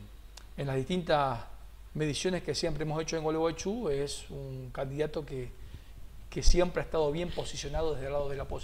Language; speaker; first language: Spanish; native; Spanish